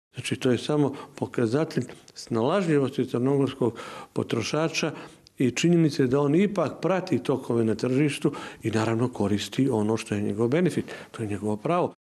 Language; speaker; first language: Bosnian; non-native, fluent; Italian